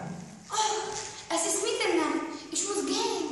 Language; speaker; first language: German; non-native, learner; Polish